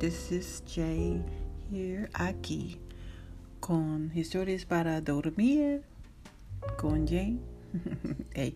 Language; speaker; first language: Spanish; non-native, learner; English